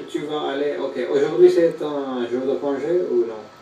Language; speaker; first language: French; non-native, fluent; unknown